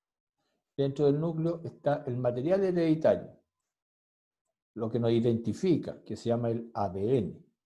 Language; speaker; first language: Spanish; native; Spanish